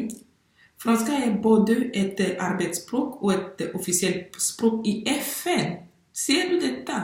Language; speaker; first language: Swedish; non-native, fluent; French